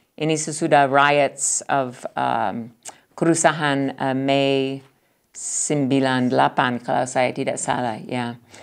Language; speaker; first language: Indonesian; non-native, learner; English